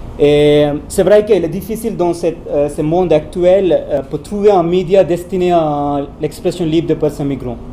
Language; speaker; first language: French; non-native, learner; Tamil